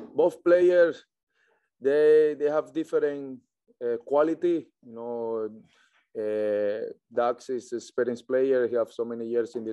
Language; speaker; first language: English; non-native, learner; Spanish